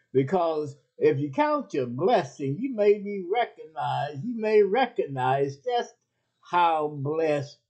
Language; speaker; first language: English; native; English